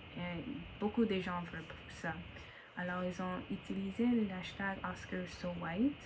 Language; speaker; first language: French; non-native, learner; English